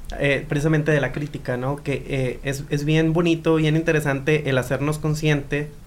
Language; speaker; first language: Spanish; native; Spanish